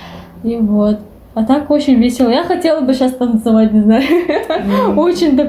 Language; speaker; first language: Russian; non-native, fluent; Japanese